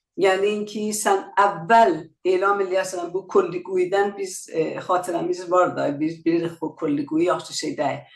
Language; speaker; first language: Azerbaijani; native; Azerbaijani